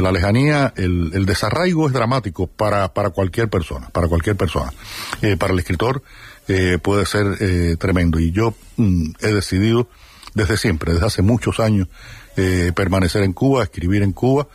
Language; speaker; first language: Spanish; native; Spanish